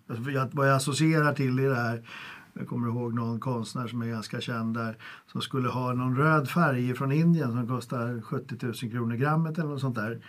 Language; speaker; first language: Swedish; native; Swedish